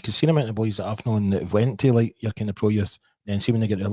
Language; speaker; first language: English; native; English